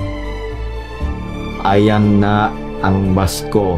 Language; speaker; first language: Filipino; non-native, learner; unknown